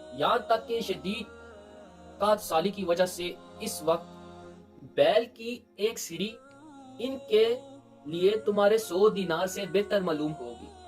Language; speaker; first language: Urdu; non-native, local second language; Punjabi